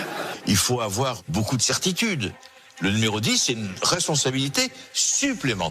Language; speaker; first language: French; native; French